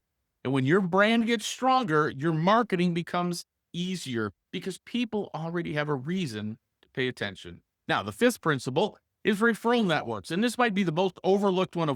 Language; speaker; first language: English; native; English